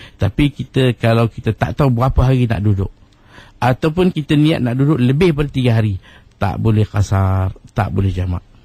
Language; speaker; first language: Malay; native; Malay